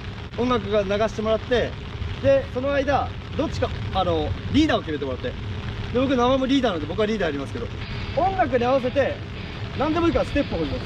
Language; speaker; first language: Japanese; native; Japanese